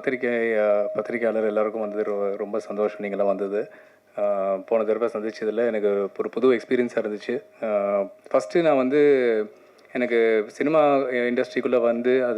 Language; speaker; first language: Tamil; native; Tamil